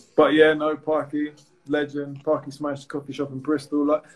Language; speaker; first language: English; native; English